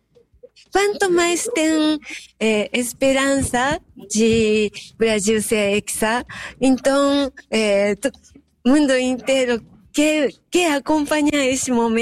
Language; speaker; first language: Portuguese; non-native, learner; Japanese